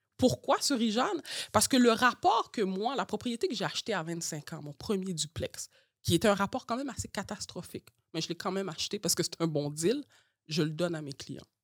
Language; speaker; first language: French; early bilingual, other home language; Haitian Creole